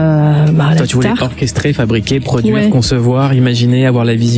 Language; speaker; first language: French; native; French